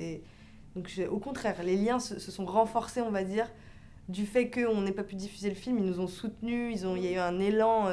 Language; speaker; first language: French; early bilingual, other home language; Arabic